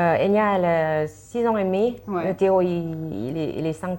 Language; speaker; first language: French; non-native, learner; Thai